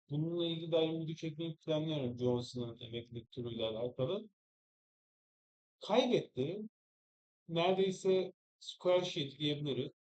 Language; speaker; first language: Turkish; native; Turkish